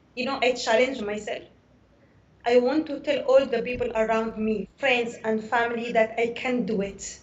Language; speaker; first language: English; non-native, learner; Arabic